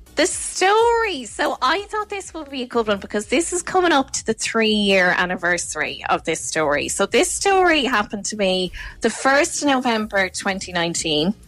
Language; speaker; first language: English; native; English